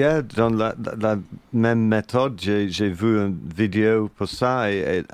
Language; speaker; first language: French; non-native, learner; English